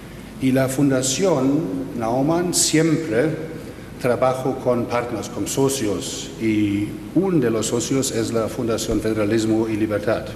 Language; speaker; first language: Spanish; non-native, fluent; German